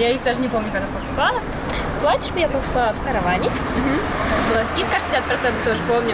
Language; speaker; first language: Russian; native; Russian